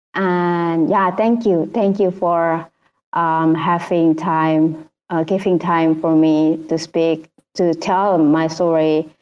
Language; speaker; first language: English; non-native, learner; Indonesian